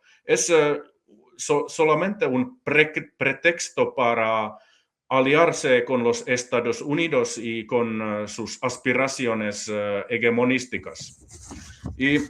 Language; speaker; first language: Spanish; non-native, fluent; Finnish